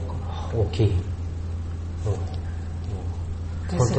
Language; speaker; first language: Japanese; non-native, learner; Korean